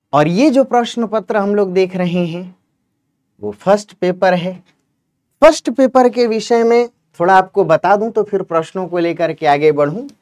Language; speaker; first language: Hindi; native; Hindi